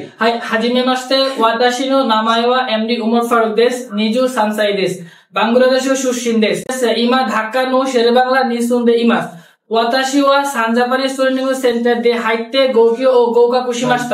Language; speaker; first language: Japanese; non-native, learner; Bangla